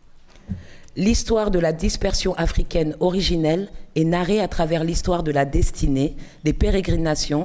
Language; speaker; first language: French; native; French